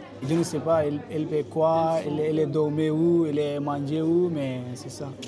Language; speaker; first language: French; non-native, learner; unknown